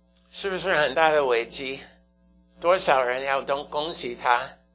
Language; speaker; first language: Chinese; non-native, fluent; English